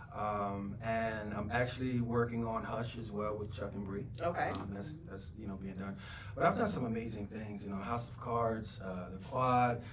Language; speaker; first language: English; native; English